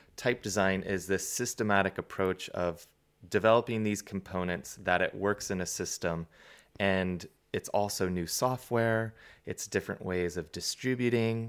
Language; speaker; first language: English; native; English